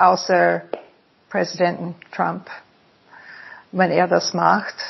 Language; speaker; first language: German; non-native, fluent; English